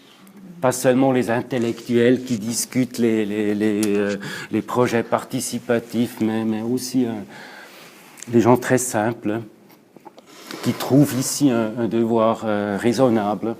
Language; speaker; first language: French; non-native, local second language; German